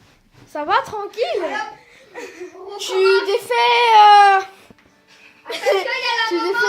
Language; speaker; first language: French; native; French